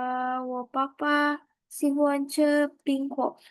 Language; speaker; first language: Chinese; non-native, learner; Indonesian